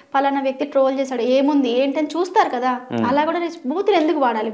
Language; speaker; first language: Telugu; non-native, local second language; Hindi